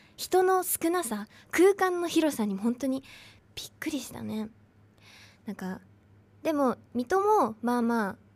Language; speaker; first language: Japanese; native; Japanese